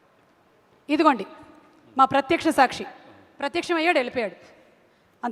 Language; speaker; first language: Telugu; native; Telugu